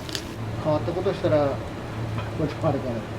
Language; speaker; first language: Japanese; native; Japanese